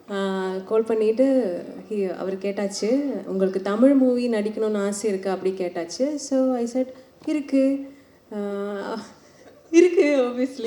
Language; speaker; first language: Tamil; non-native, learner; Malayalam